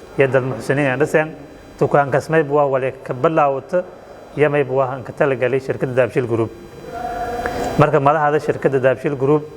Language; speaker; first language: Somali; non-native, local second language; Maay